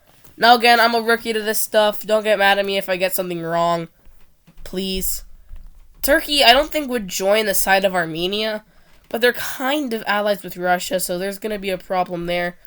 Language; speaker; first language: English; non-native, fluent; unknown